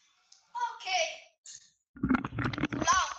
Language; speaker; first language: Hebrew; native; Hebrew